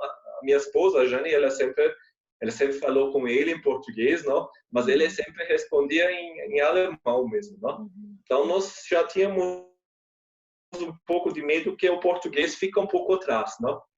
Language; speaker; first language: Portuguese; non-native, fluent; German